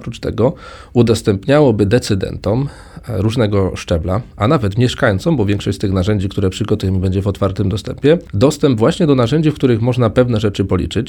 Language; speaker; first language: Polish; native; Polish